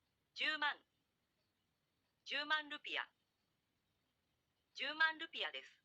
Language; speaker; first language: Japanese; non-native, learner; Indonesian